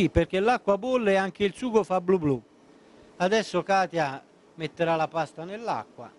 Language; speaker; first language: Italian; native; Italian